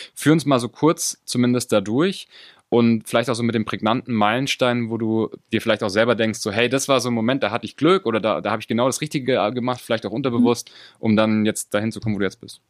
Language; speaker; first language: German; native; German